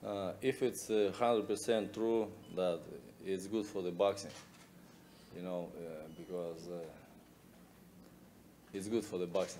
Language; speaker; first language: English; non-native, learner; Russian